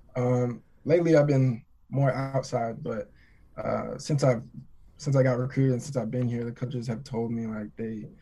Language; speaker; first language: English; native; English